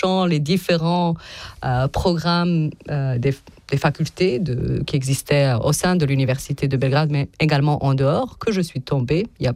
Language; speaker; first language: French; non-native, fluent; Bosnian